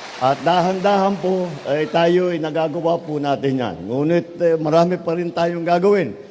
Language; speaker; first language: Filipino; native; Filipino